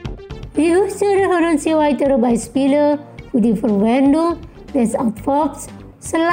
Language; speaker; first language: German; non-native, fluent; Indonesian